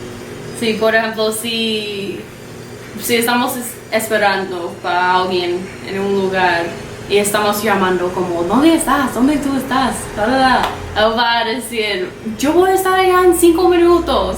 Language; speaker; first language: Spanish; non-native, learner; English